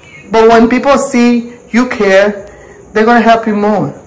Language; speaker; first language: English; non-native, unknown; Spanish